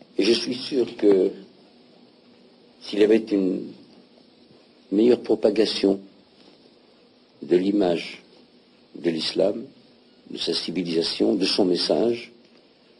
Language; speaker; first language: French; non-native, local second language; Arabic